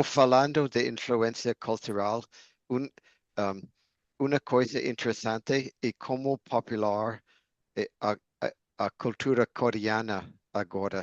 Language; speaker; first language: Portuguese; non-native, learner; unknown